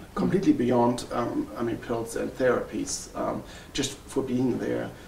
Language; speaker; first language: English; non-native, fluent; German